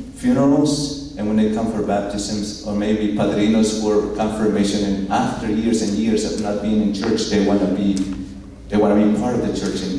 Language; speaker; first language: English; non-native, fluent; Spanish